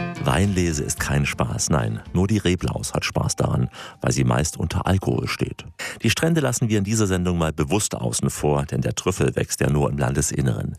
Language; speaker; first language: German; native; German